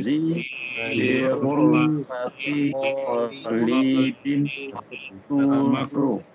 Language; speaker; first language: Arabic; non-native, learner; Indonesian